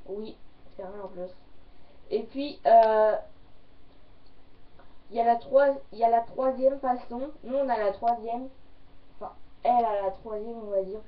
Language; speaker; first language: French; native; French